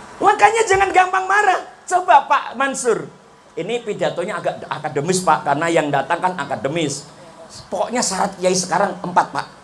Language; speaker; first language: Indonesian; native; Indonesian